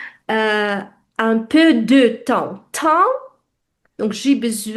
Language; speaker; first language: French; non-native, fluent; Russian